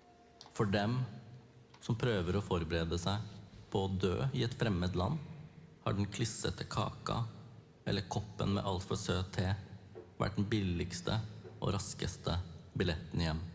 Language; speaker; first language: Norwegian; early bilingual, other home language; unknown